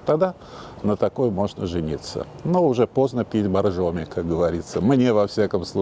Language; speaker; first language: Russian; native; Russian